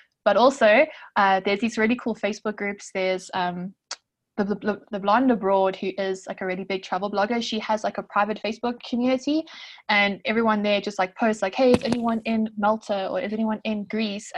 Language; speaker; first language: English; native; English